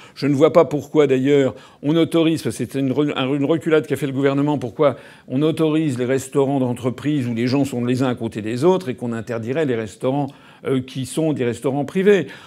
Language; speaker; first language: French; native; French